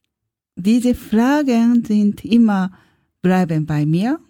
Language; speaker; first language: German; non-native, learner; Japanese